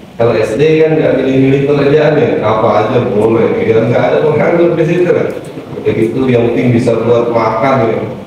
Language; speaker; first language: Indonesian; native; Indonesian